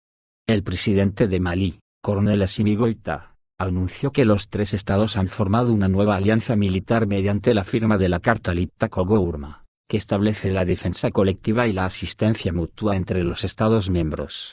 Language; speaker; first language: Spanish; native; Spanish